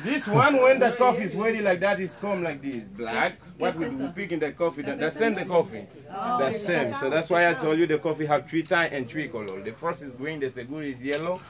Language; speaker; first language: English; non-native, learner; Spanish